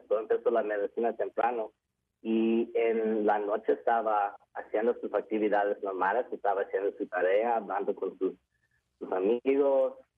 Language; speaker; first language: Spanish; early bilingual, heritage; English